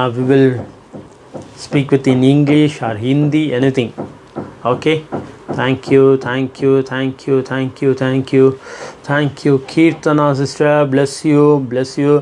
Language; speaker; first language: English; non-native, local second language; Tamil